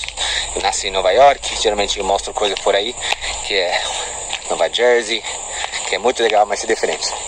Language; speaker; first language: Portuguese; non-native, fluent; English